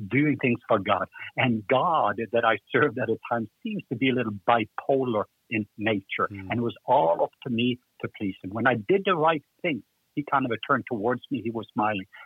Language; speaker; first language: English; non-native, fluent; Norwegian